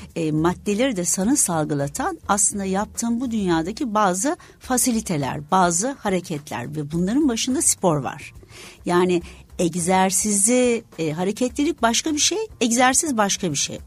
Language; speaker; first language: Turkish; native; Turkish